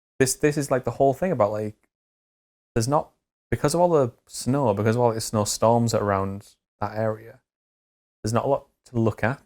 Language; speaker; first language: English; native; English